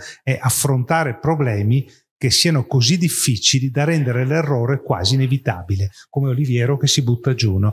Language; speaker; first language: Italian; native; Italian